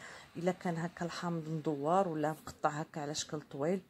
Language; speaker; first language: Arabic; native; Arabic